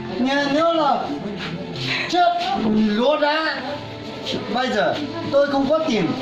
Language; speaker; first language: Vietnamese; non-native, local second language; Hmong